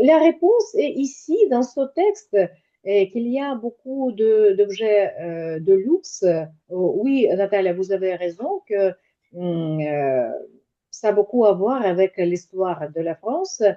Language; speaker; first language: French; non-native, fluent; Ukrainian